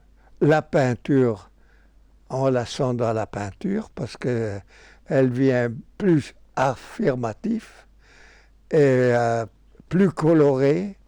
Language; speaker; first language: French; non-native, local second language; German